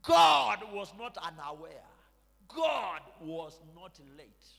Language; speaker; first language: English; non-native, local second language; Swahili